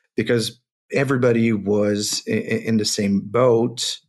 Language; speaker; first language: English; non-native, fluent; French